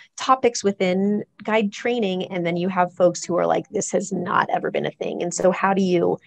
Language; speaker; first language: English; native; English